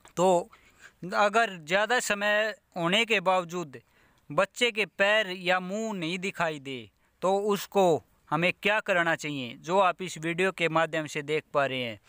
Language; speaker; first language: Hindi; native; Hindi